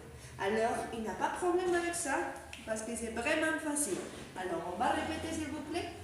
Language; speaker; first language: French; non-native, fluent; Spanish